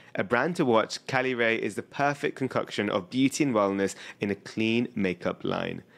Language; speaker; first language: English; native; English